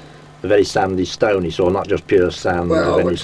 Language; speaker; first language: English; native; English